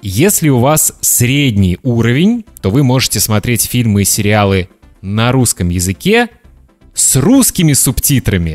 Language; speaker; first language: Russian; native; Russian